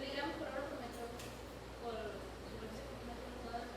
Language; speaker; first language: Spanish; native; Spanish